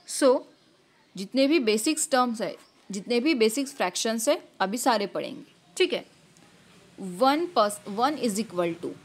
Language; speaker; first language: Hindi; non-native, local second language; Marathi